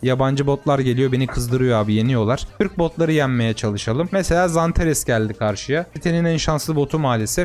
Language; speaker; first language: Turkish; native; Turkish